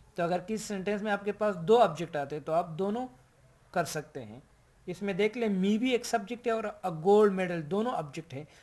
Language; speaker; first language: Urdu; native; Urdu